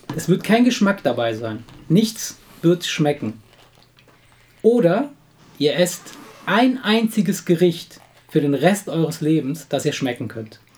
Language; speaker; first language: German; native; German